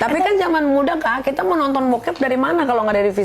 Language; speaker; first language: Indonesian; native; Indonesian